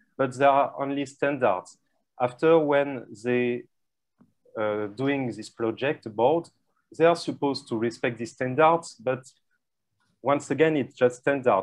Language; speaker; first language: English; non-native, fluent; French